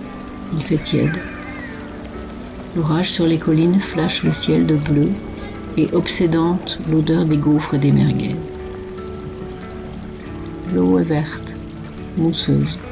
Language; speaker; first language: French; native; French